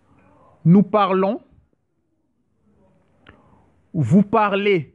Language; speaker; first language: French; non-native, fluent; English